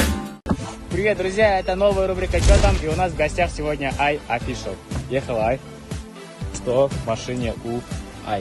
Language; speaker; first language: Russian; non-native, local second language; Kazakh